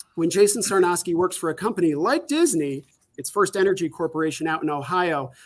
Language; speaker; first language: English; native; English